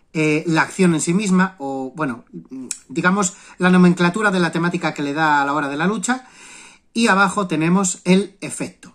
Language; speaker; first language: Spanish; native; Spanish